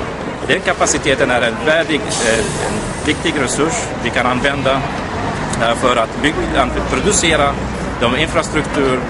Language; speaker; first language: Swedish; non-native, fluent; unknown